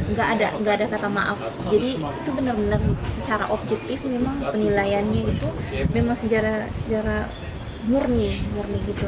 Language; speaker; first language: Indonesian; native; Indonesian